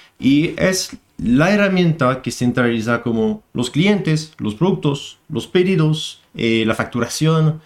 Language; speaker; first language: Spanish; non-native, fluent; French